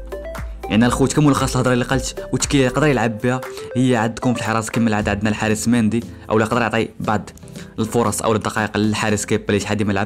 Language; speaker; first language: Arabic; native; Arabic